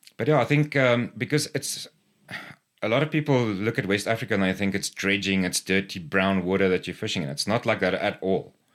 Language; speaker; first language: English; non-native, local second language; Afrikaans